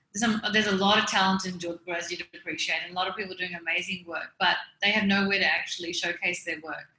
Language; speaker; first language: English; native; English